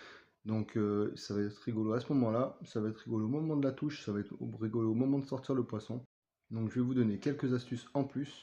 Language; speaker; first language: French; native; French